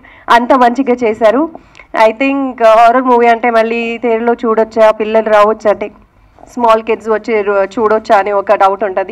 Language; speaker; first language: Telugu; non-native, local second language; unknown